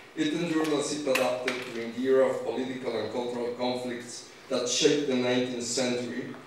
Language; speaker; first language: English; non-native, fluent; Spanish